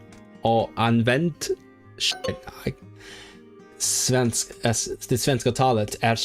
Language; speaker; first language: Swedish; non-native, learner; Cantonese